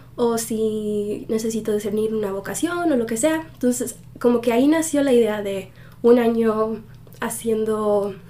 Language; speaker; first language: Spanish; early bilingual, heritage; Spanish